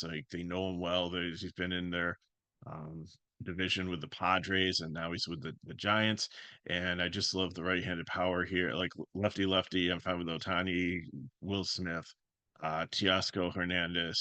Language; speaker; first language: English; native; English